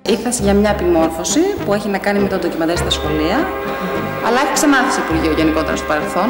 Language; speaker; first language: Greek; native; Greek